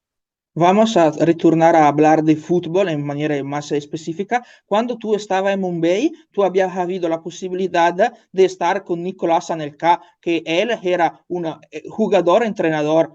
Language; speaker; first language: Spanish; non-native, learner; Italian